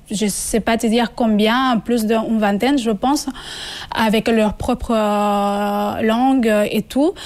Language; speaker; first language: French; non-native, fluent; Spanish